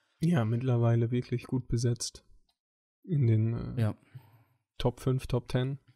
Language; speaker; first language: German; native; German